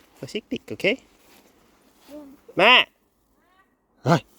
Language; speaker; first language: Swedish; non-native, learner; Thai